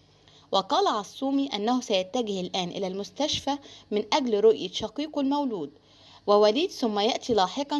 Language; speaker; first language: Arabic; native; Arabic